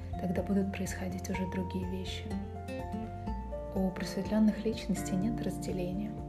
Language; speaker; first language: Russian; native; Russian